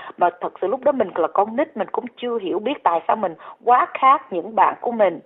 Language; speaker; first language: Vietnamese; early bilingual, heritage; Vietnamese